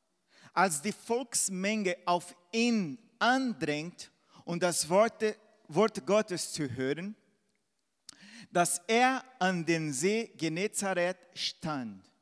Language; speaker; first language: German; non-native, fluent; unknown